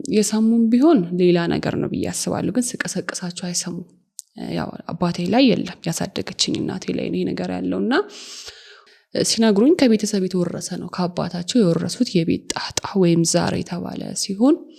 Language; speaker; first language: Amharic; native; Amharic